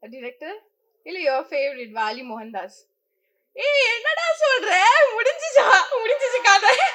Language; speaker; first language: Tamil; non-native, fluent; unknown